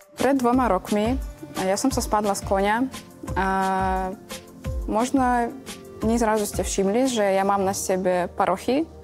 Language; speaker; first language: Slovak; non-native, learner; Russian